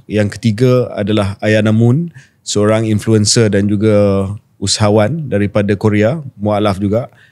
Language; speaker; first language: Malay; native; Malay